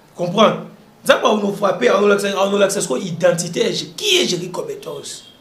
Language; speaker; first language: Lingala; native; Lingala